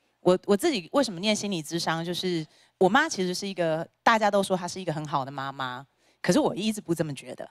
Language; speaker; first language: Chinese; native; Chinese